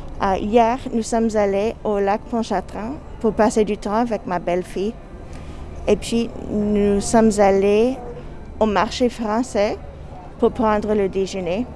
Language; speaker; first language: French; non-native, fluent; English